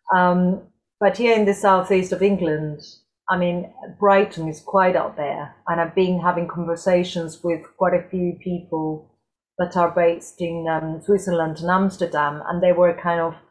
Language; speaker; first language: English; non-native, fluent; Spanish